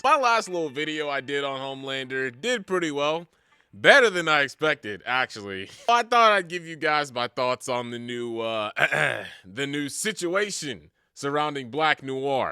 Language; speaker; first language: English; native; English